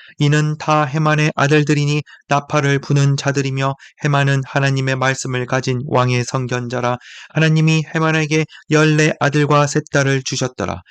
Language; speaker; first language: Korean; native; Korean